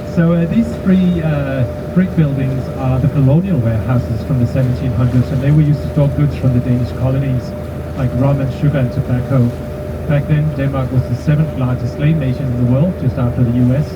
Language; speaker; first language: English; non-native, fluent; Danish